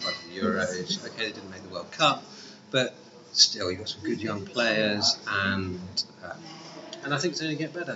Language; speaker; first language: English; native; English